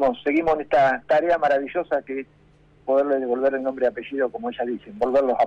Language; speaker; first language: Spanish; native; Spanish